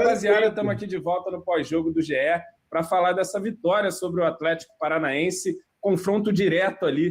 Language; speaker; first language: Portuguese; native; Portuguese